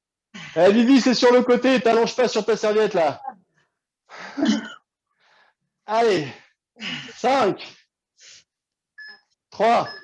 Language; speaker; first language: French; native; French